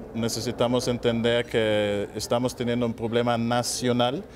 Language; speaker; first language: Spanish; non-native, fluent; German